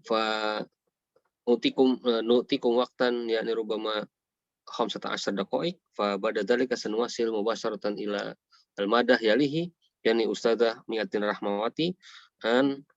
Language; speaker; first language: Arabic; non-native, fluent; Indonesian